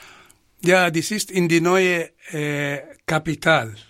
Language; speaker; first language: German; non-native, fluent; Arabic